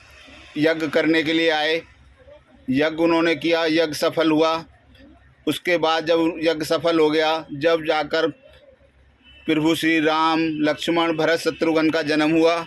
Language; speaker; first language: Hindi; native; Hindi